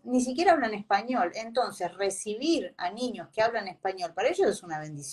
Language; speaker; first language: Spanish; native; Spanish